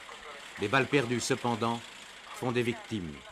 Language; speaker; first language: French; native; French